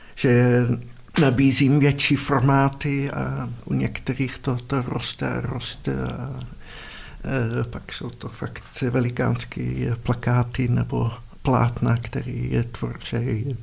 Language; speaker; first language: Czech; non-native, fluent; Dutch